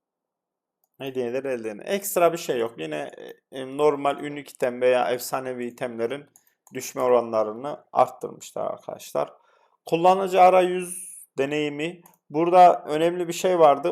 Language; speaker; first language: Turkish; native; Turkish